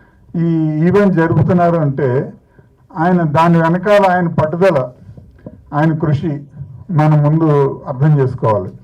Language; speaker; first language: Telugu; native; Telugu